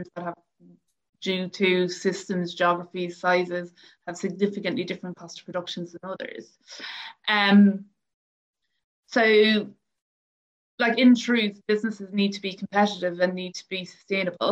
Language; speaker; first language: English; native; English